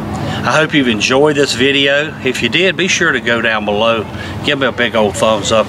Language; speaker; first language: English; native; English